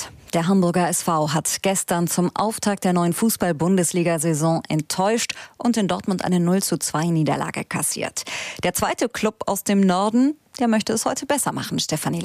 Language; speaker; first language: German; native; German